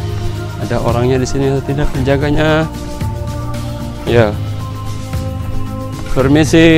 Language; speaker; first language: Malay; non-native, local second language; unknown